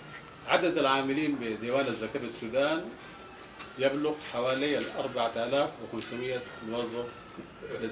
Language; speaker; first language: Arabic; native; Arabic